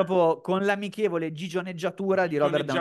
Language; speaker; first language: Italian; native; Italian